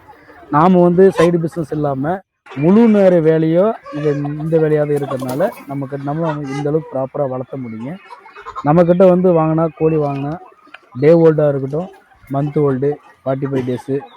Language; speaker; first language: Tamil; native; Tamil